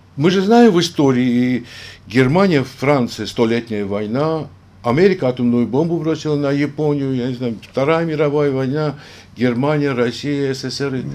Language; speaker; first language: Russian; non-native, local second language; Armenian